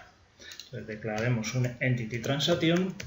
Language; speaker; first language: Spanish; native; Spanish